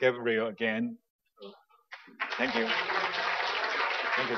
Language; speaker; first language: English; non-native, fluent; Chinese